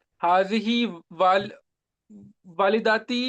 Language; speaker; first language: Arabic; non-native, learner; Urdu